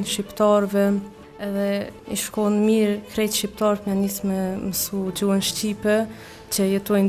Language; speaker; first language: Albanian; early bilingual, other home language; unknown